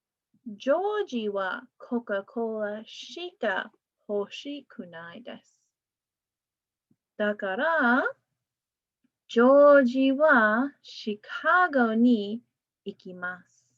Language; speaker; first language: Japanese; non-native, fluent; English